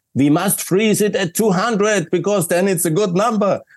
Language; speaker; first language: English; non-native, fluent; German